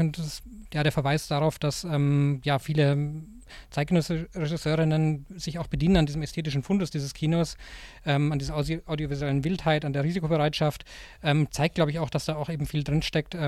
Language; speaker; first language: German; native; German